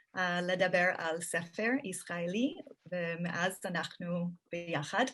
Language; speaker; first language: Hebrew; non-native, fluent; English